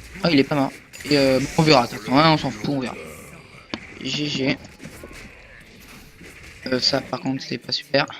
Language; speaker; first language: French; native; French